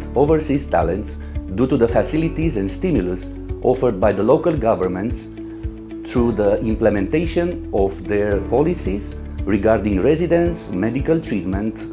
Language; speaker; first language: English; non-native, fluent; Romanian